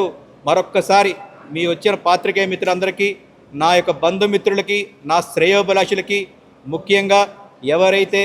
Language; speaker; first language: Telugu; native; Telugu